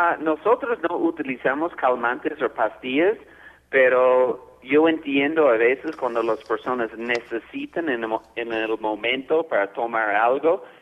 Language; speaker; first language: Spanish; non-native, fluent; English